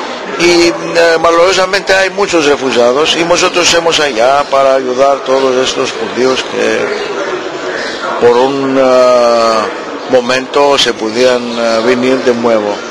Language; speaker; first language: Spanish; early bilingual, heritage; Ladino